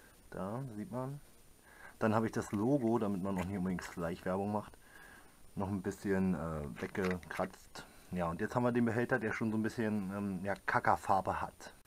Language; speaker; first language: German; native; German